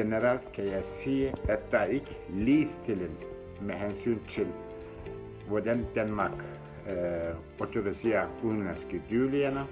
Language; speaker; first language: Danish; non-native, fluent; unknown